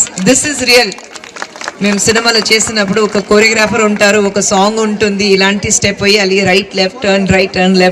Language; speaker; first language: Telugu; non-native, fluent; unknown